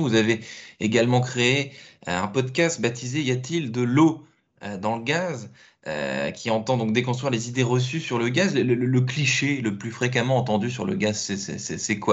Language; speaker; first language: French; native; French